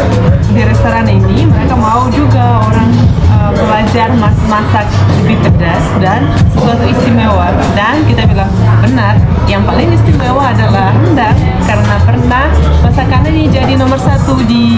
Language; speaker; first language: Indonesian; non-native, fluent; Russian